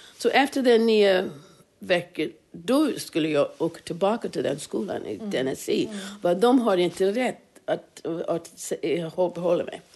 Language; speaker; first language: Swedish; non-native, fluent; English